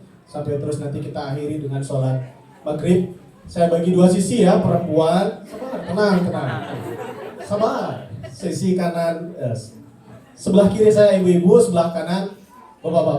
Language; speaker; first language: Indonesian; native; Indonesian